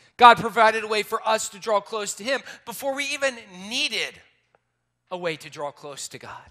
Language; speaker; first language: English; native; English